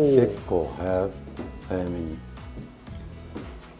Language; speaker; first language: Japanese; native; Japanese